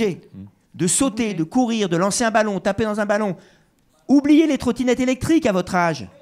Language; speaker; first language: French; native; French